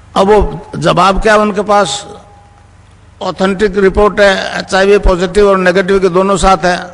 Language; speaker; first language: Hindi; native; Hindi